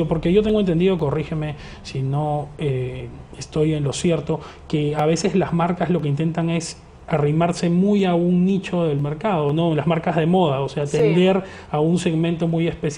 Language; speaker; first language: Spanish; native; Spanish